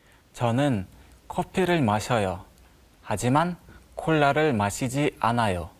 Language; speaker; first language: Korean; non-native, learner; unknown